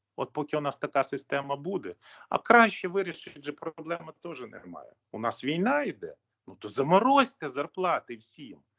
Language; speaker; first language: Ukrainian; native; Ukrainian